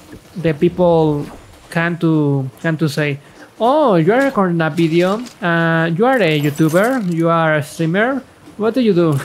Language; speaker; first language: English; non-native, learner; Spanish